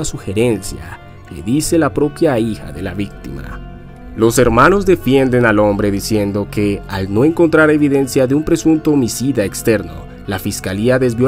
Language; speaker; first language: Spanish; native; Spanish